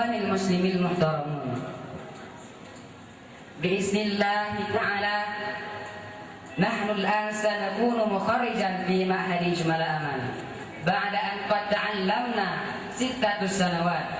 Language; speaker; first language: Arabic; non-native, learner; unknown